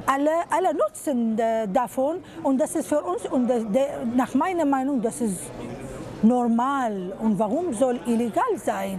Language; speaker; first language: German; non-native, fluent; Arabic